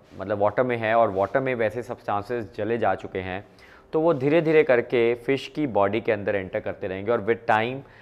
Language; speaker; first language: Hindi; non-native, local second language; Punjabi